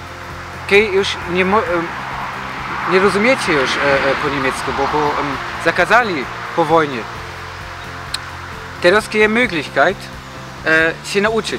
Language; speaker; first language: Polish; early bilingual, heritage; German